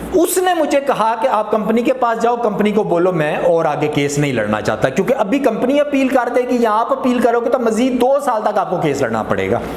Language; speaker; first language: Urdu; non-native, local second language; Punjabi